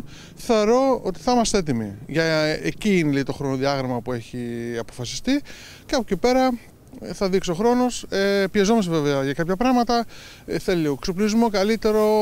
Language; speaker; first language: Greek; native; Greek